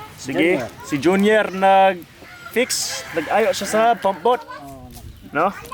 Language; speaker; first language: Cebuano; non-native, learner; English